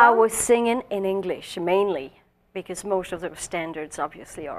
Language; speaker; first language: English; non-native, fluent; French